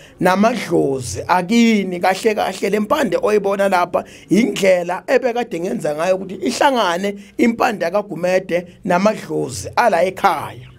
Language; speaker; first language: Zulu; native; Zulu